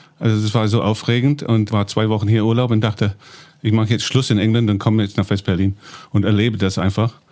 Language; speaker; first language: German; non-native, fluent; English